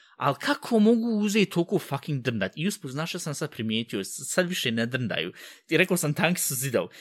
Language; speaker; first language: Bosnian; early bilingual, heritage; Bosnian